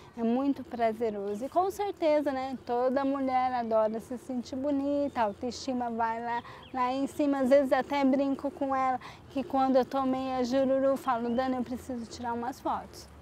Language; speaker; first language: Portuguese; native; Portuguese